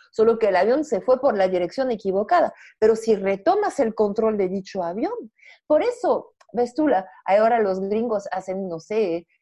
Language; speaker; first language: Spanish; non-native, fluent; French